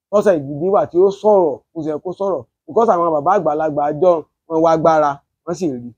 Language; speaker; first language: Yoruba; native; Yoruba